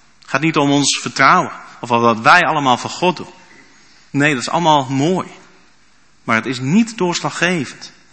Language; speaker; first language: Dutch; native; Dutch